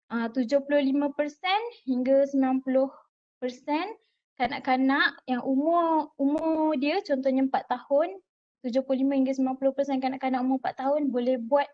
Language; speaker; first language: Malay; native; Malay